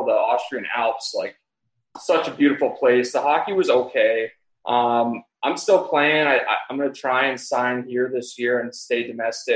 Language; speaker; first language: English; native; English